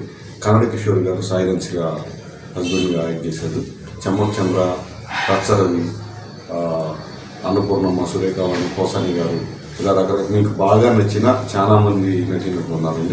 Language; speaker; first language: Telugu; native; Telugu